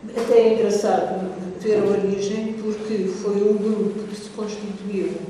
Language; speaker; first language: Portuguese; native; Portuguese